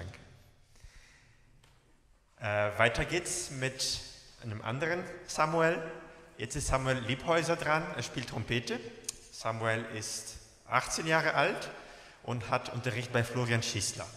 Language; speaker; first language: German; native; German